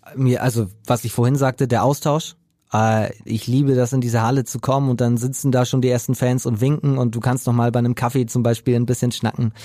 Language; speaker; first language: German; native; German